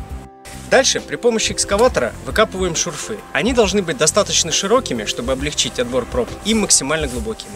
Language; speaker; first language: Russian; native; Russian